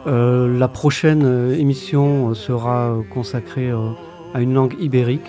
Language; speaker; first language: French; native; French